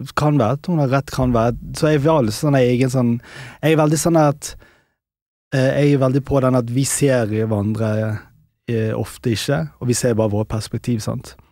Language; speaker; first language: Norwegian; early bilingual, other home language; Urdu